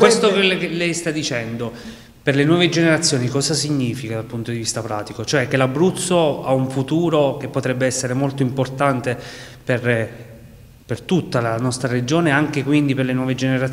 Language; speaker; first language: Italian; native; Italian